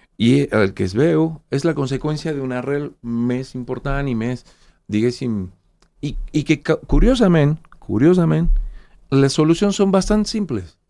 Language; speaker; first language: Catalan; non-native, fluent; Spanish